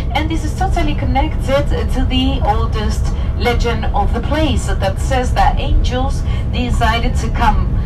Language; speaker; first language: English; non-native, fluent; Spanish